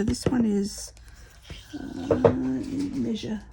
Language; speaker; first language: English; native; English